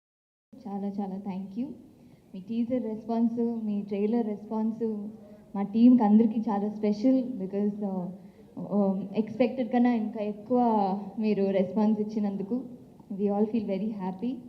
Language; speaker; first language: Telugu; non-native, local second language; Tamil